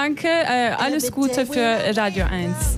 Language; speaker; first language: German; non-native, learner; Turkish